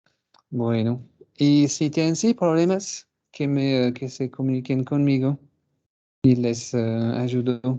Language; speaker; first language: Spanish; non-native, fluent; French